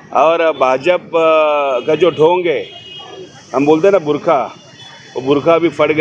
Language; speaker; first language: Hindi; non-native, local second language; Marathi